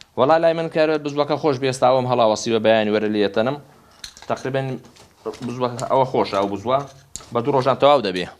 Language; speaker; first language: Central Kurdish; native; Central Kurdish